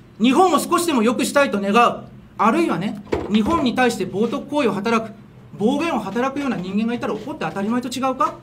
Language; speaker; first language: Japanese; native; Japanese